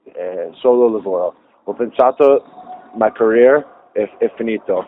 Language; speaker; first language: Italian; non-native, learner; English